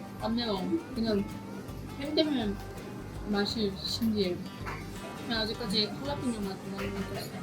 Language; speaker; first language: Korean; non-native, fluent; Russian